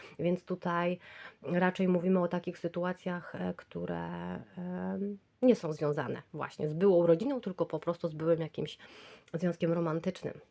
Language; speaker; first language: Polish; native; Polish